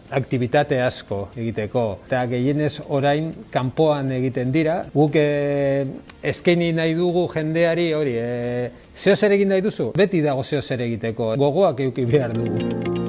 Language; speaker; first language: Basque; non-native, local second language; Spanish